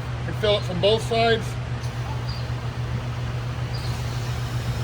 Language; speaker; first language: English; native; English